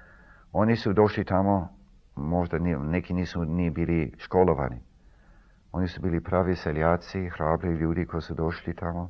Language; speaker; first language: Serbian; early bilingual, heritage; Serbian